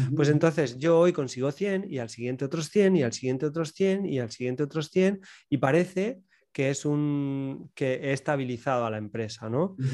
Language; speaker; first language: Spanish; native; Spanish